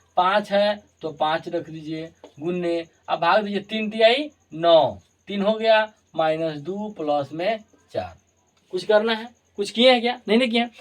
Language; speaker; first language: Hindi; native; Hindi